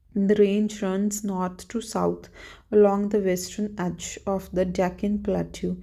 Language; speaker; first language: English; non-native, local second language; Punjabi